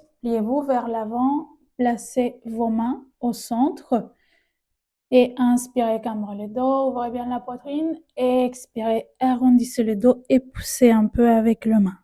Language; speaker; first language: French; native; French